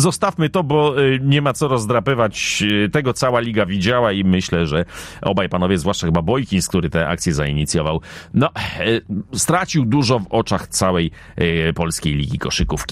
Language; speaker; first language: Polish; native; Polish